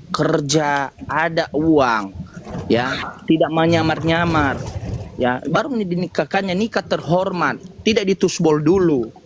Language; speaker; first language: Indonesian; non-native, local second language; Nias